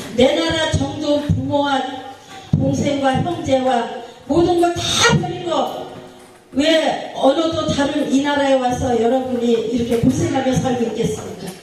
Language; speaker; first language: Korean; native; Korean